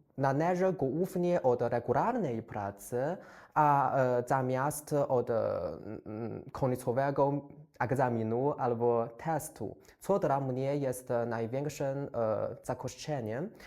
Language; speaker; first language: Polish; non-native, fluent; Chinese